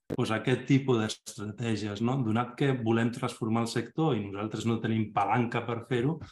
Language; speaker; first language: Catalan; non-native, local second language; Spanish